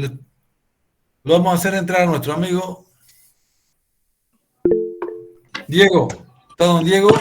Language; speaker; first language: Spanish; native; Spanish